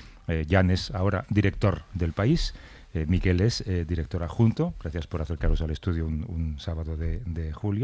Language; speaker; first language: Spanish; native; Spanish